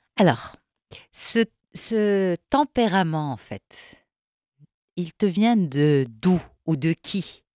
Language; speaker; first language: French; non-native, local second language; Arabic